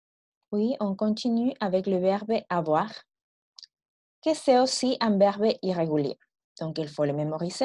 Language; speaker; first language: French; non-native, fluent; Spanish